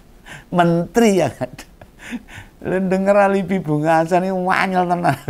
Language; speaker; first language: Indonesian; native; Indonesian